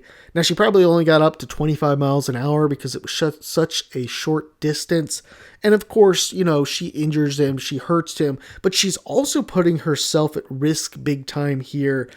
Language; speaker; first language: English; native; English